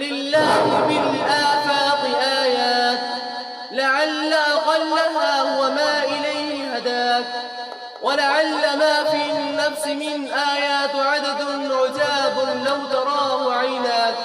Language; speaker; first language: Arabic; non-native, fluent; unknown